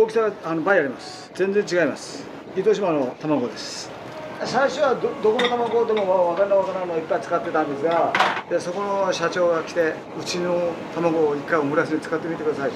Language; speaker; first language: Japanese; native; Japanese